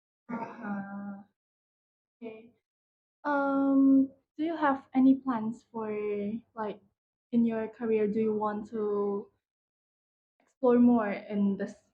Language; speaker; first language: English; non-native, learner; Indonesian